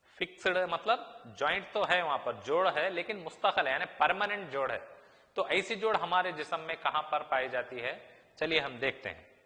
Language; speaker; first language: Urdu; native; Urdu